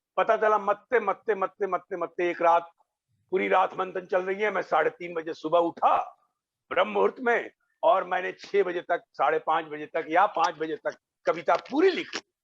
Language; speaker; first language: Hindi; non-native, local second language; Bhojpuri